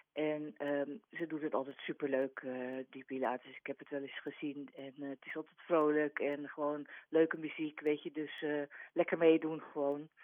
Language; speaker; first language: Dutch; native; Dutch